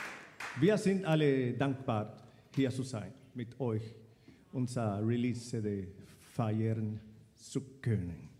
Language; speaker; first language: German; non-native, fluent; Spanish